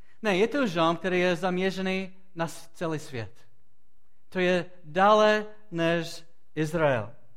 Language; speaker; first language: Czech; non-native, fluent; English